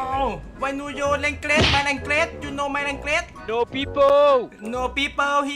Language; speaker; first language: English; non-native, learner; Thai